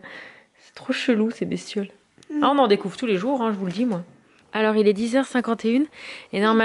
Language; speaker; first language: French; native; French